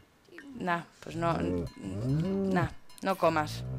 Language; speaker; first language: Spanish; native; Spanish